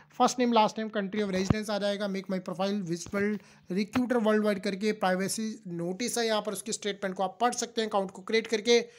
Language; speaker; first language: Hindi; native; Hindi